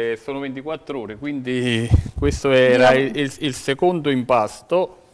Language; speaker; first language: Italian; native; Italian